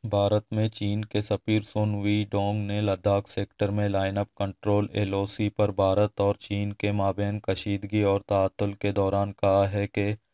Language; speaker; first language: Urdu; non-native, local second language; Baluchi